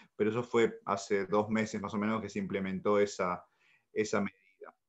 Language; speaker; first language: Spanish; native; Spanish